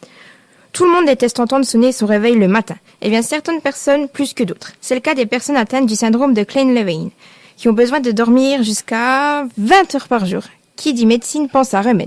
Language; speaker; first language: French; native; French